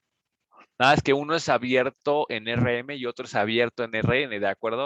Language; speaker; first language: Spanish; native; Spanish